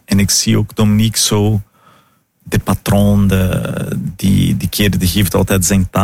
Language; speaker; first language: Dutch; non-native, fluent; Portuguese